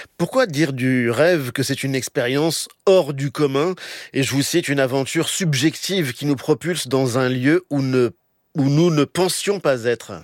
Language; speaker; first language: French; native; French